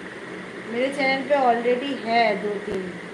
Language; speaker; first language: Hindi; non-native, local second language; Bangla